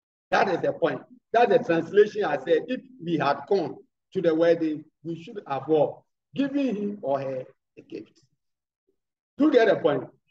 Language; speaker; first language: English; non-native, local second language; Akan